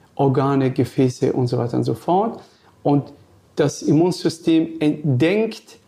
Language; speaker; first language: German; non-native, fluent; Persian